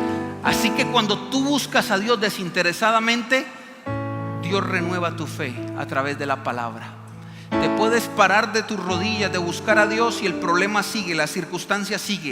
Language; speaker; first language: Spanish; native; Spanish